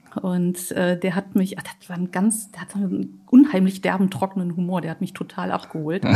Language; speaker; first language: German; native; German